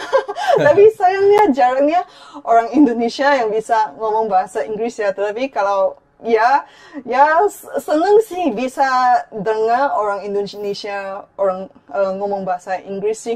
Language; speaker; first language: Indonesian; non-native, fluent; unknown